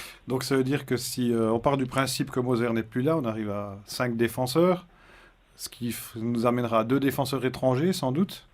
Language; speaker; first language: French; native; French